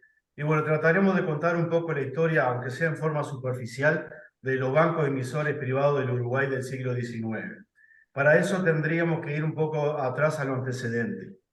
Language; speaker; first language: Spanish; native; Spanish